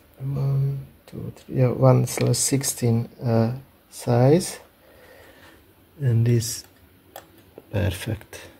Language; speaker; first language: English; non-native, learner; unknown